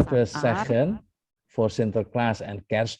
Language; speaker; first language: Dutch; non-native, fluent; Indonesian